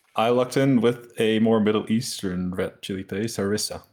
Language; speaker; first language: English; non-native, fluent; Dutch